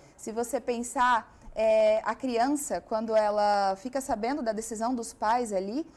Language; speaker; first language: Portuguese; native; Portuguese